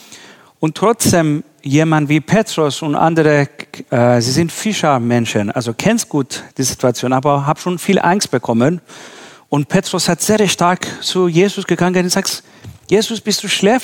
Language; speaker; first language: German; non-native, learner; Persian